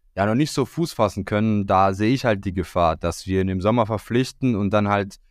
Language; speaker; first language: German; early bilingual, other home language; Croatian